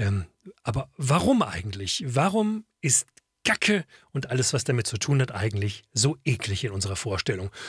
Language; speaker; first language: German; native; German